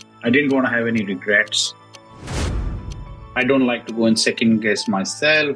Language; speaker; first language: English; non-native, local second language; Hindi